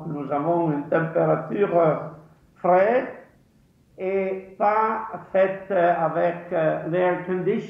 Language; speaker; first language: French; non-native, fluent; Italian